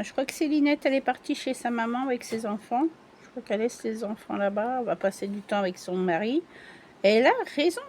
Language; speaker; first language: French; native; French